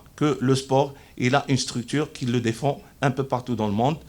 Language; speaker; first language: French; non-native, local second language; Arabic